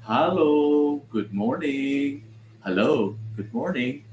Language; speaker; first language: English; non-native, fluent; Indonesian